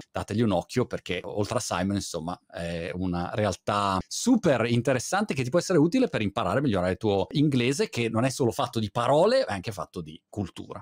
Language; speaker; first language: Italian; native; Italian